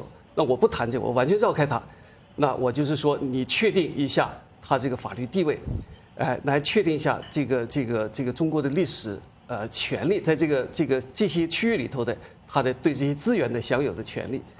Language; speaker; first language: Chinese; native; Chinese